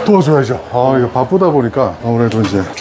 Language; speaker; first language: Korean; native; Korean